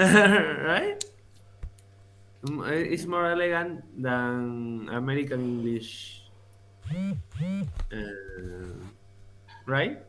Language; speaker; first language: English; non-native, learner; Spanish